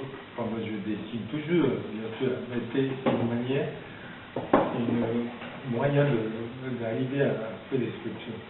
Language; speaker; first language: French; non-native, fluent; Japanese